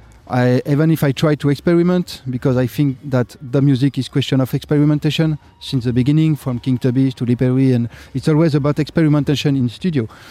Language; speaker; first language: English; non-native, fluent; French